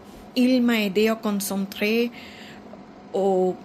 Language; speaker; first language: French; non-native, fluent; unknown